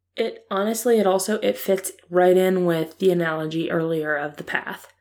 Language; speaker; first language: English; native; English